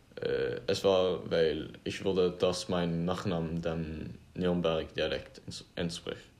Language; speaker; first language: German; non-native, learner; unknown